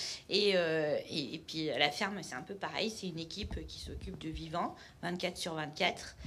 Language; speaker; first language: French; native; French